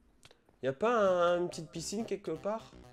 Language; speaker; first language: French; native; French